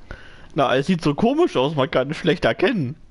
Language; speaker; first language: German; native; German